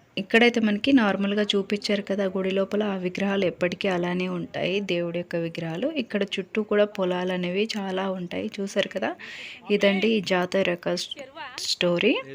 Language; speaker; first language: Telugu; native; Telugu